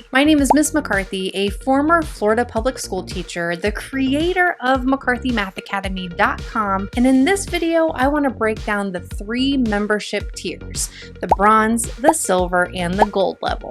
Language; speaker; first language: English; native; English